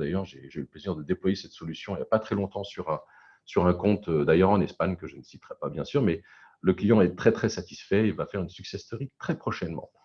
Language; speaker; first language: French; native; French